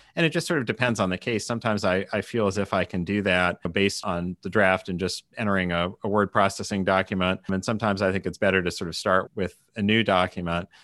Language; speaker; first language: English; native; English